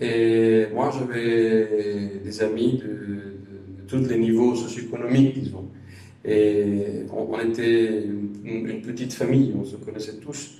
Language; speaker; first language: French; non-native, fluent; Spanish